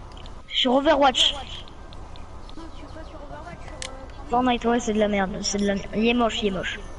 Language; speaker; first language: French; native; French